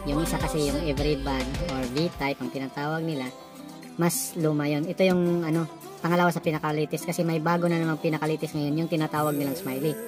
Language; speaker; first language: Filipino; non-native, local second language; Cebuano